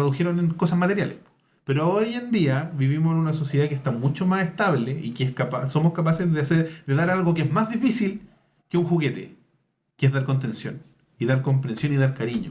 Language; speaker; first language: Spanish; native; Spanish